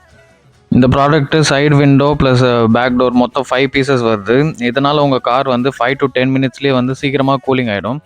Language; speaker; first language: Tamil; native; Tamil